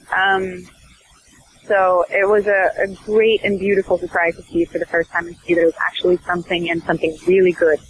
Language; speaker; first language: English; early bilingual, other home language; Swedish